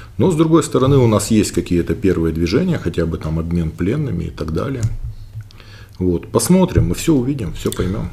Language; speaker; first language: Russian; native; Russian